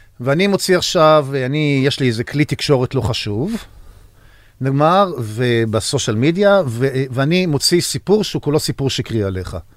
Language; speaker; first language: Hebrew; native; Hebrew